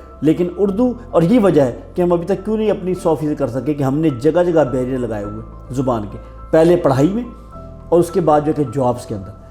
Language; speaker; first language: Urdu; native; Urdu